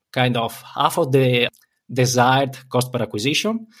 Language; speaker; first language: English; non-native, fluent; Italian